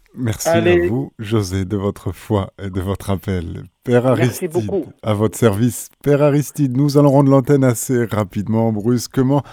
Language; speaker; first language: French; native; French